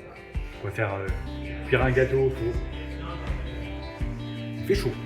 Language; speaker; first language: French; native; French